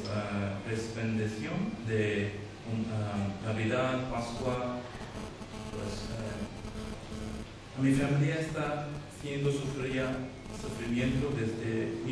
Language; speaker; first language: Spanish; non-native, learner; Urdu